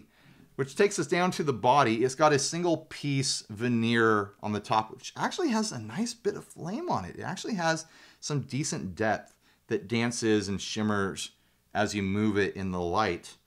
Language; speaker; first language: English; native; English